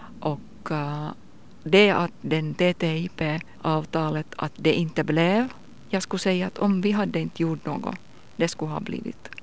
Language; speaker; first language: Swedish; non-native, local second language; Finnish